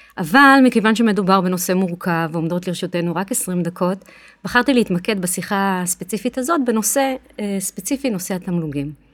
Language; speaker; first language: Hebrew; native; Hebrew